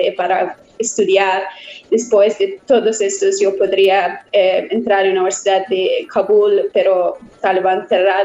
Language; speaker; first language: Spanish; non-native, learner; Persian